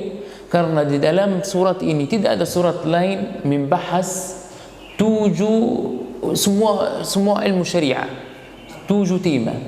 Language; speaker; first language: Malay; non-native, fluent; Arabic